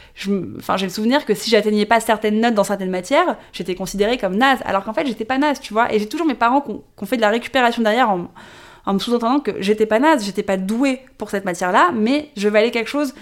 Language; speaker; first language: French; native; French